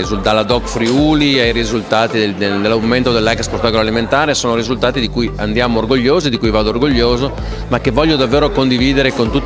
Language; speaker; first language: Italian; native; Italian